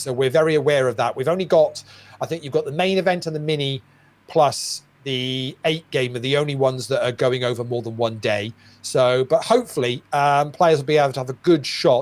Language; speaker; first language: English; native; English